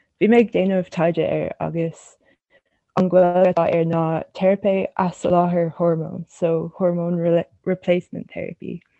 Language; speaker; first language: Irish; non-native, local second language; English